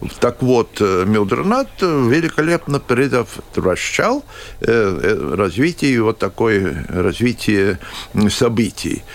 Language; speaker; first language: Russian; non-native, local second language; Latvian